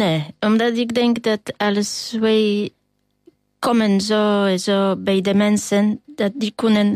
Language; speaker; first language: Dutch; non-native, learner; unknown